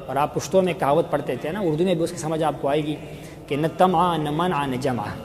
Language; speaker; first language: Urdu; non-native, local second language; Pashto